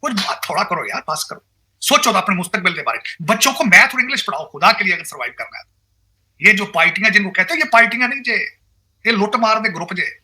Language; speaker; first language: Urdu; non-native, local second language; Punjabi